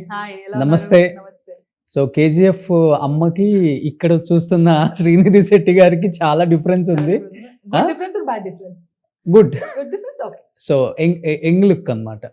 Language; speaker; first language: Telugu; native; Telugu